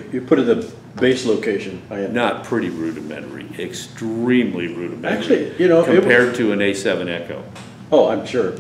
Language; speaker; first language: English; native; English